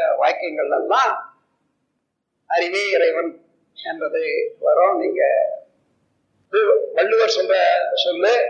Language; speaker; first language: Tamil; native; Tamil